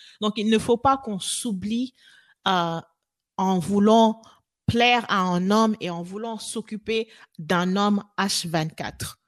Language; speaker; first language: French; non-native, local second language; Wolof